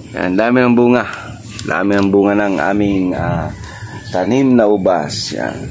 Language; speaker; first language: Filipino; non-native, local second language; Bikol